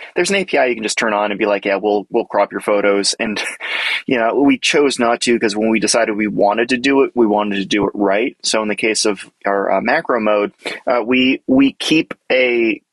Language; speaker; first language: English; native; English